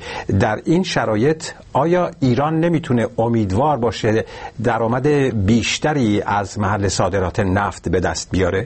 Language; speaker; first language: Persian; native; Persian